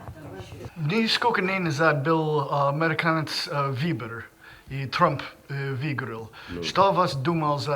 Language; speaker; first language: Russian; non-native, learner; English